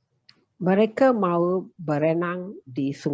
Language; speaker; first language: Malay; non-native, learner; Tamil